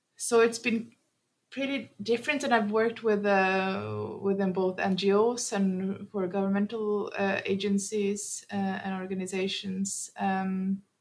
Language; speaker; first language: English; early bilingual, heritage; Norwegian